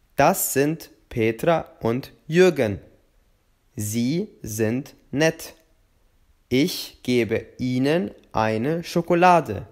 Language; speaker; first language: German; non-native, fluent; Albanian